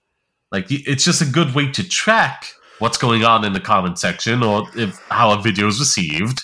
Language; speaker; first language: English; native; English